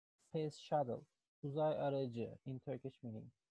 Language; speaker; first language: English; non-native, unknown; Turkish